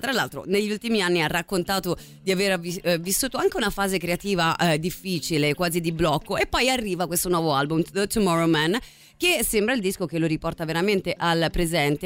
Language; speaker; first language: Italian; native; Italian